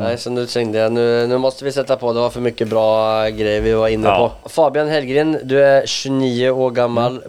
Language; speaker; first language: Swedish; native; Swedish